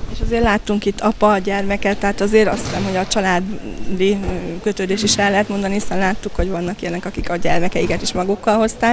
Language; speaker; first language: Hungarian; native; Hungarian